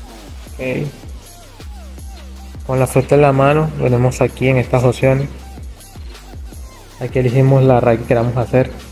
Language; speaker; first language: Spanish; non-native, fluent; Portuguese